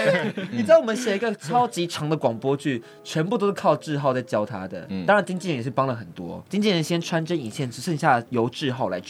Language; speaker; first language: Chinese; native; Chinese